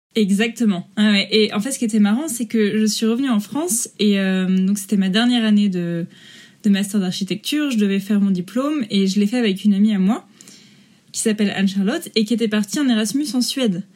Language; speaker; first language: French; native; French